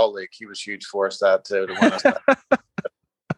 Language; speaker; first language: English; native; English